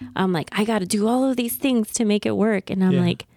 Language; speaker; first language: English; native; English